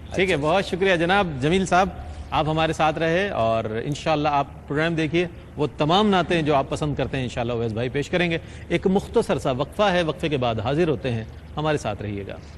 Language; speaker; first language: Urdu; native; Urdu